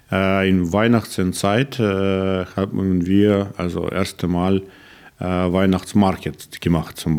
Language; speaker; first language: German; non-native, learner; Russian